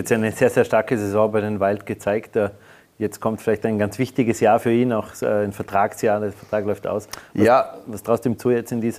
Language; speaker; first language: German; native; German